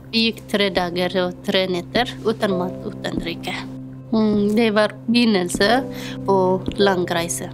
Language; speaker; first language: Norwegian; non-native, learner; Tigrinya